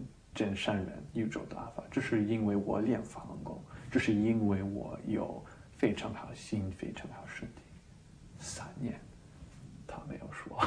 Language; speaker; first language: Chinese; non-native, learner; English